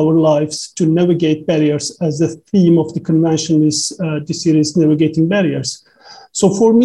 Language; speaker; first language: English; non-native, fluent; Turkish